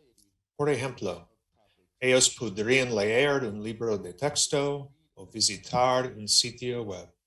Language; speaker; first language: Spanish; non-native, learner; English